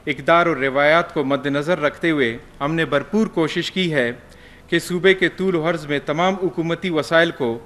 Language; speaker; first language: Urdu; non-native, local second language; Baluchi